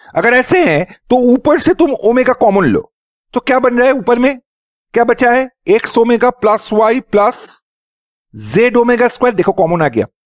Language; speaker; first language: Hindi; native; Hindi